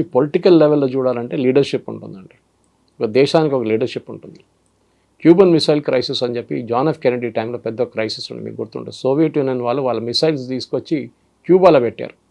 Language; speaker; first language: Telugu; non-native, fluent; Malayalam